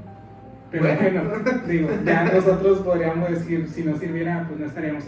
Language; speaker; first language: Spanish; native; Spanish